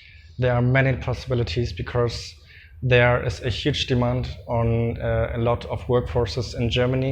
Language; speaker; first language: English; non-native, fluent; German